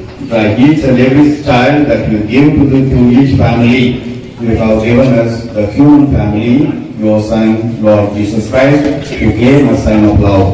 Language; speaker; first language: English; non-native, local second language; Telugu